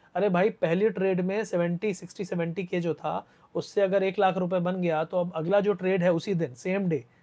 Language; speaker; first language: Hindi; non-native, local second language; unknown